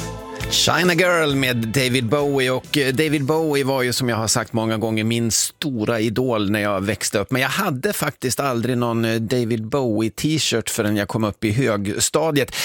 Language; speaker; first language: Swedish; native; Swedish